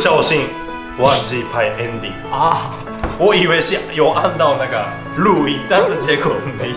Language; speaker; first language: Chinese; non-native, fluent; Japanese